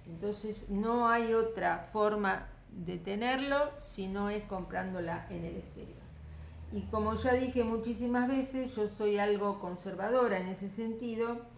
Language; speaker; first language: Spanish; native; Spanish